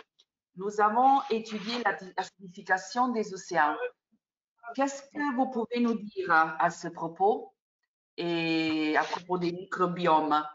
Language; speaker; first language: French; non-native, fluent; Italian